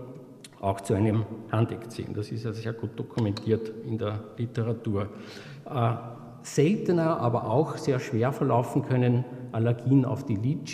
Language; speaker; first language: German; native; German